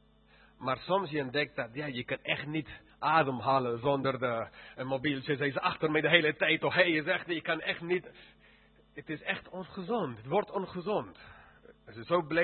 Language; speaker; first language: Dutch; non-native, fluent; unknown